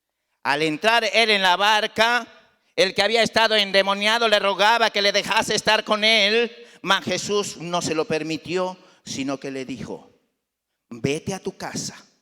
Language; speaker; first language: Spanish; native; Spanish